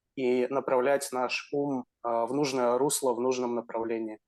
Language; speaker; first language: Russian; native; Russian